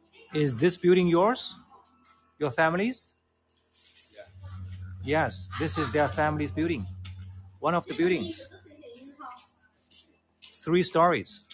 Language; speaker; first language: English; non-native, fluent; Chinese